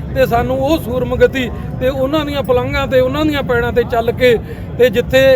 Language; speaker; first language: Punjabi; native; Punjabi